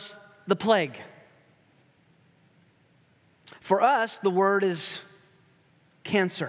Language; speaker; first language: English; native; English